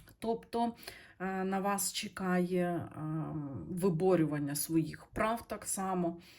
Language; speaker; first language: Ukrainian; non-native, local second language; Russian